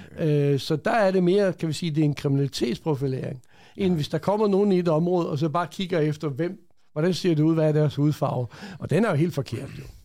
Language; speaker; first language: Danish; early bilingual, other home language; Croatian